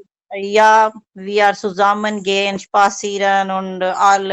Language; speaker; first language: German; non-native, learner; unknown